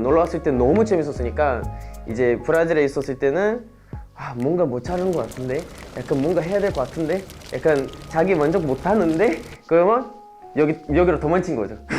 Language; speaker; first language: Korean; non-native, fluent; Portuguese